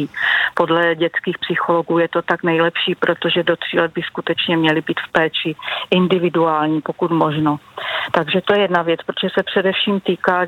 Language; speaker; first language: Czech; native; Czech